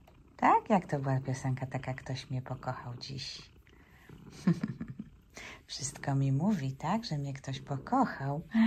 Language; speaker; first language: Polish; native; Polish